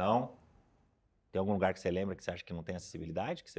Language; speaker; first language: Portuguese; native; Portuguese